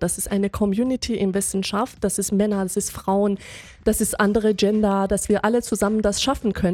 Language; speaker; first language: German; non-native, fluent; Persian